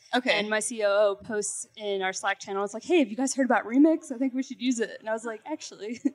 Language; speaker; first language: English; native; English